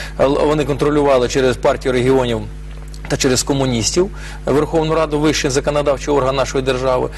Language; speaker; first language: Ukrainian; non-native, local second language; Russian